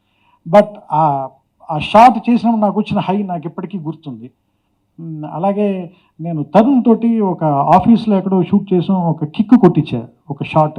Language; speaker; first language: Telugu; native; Telugu